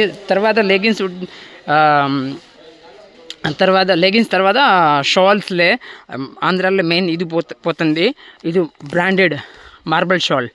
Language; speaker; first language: Telugu; non-native, local second language; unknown